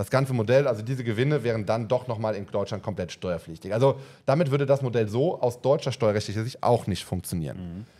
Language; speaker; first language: German; native; German